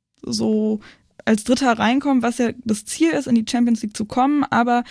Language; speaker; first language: German; native; German